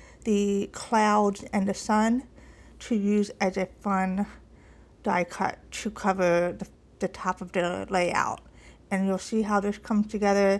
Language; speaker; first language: English; native; English